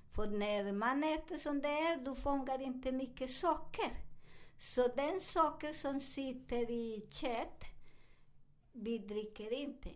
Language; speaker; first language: Swedish; non-native, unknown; Spanish